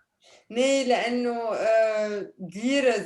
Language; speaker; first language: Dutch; non-native, fluent; Arabic